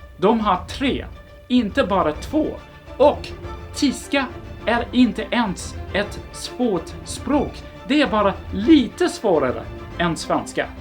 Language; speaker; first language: Swedish; non-native, fluent; English